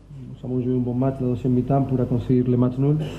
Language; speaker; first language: French; non-native, learner; Spanish